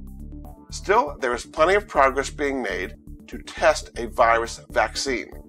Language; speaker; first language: English; native; English